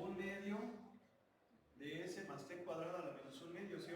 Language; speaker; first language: Spanish; native; Spanish